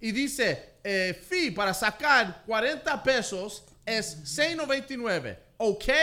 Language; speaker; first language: Spanish; early bilingual, heritage; English